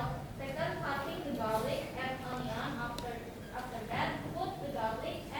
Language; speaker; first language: English; non-native, learner; Indonesian